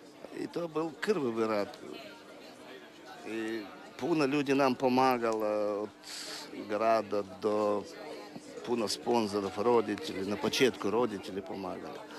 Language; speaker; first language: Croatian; non-native, fluent; Russian